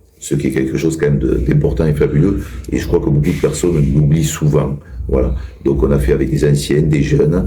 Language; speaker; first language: French; native; French